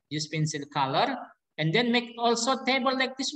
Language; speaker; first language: English; non-native, learner; Indonesian